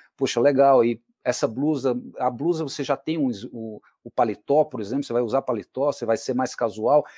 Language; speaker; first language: Portuguese; native; Portuguese